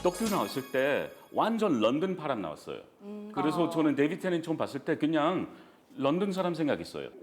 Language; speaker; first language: Korean; non-native, fluent; English